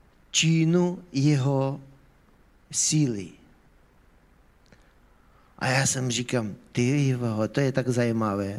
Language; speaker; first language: Czech; non-native, fluent; Ukrainian